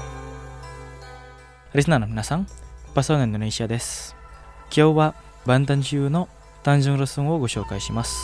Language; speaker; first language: Japanese; non-native, fluent; Indonesian